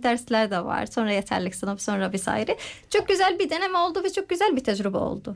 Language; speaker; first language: Turkish; non-native, fluent; Arabic